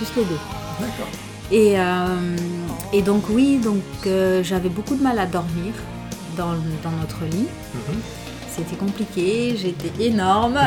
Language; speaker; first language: French; non-native, local second language; Fula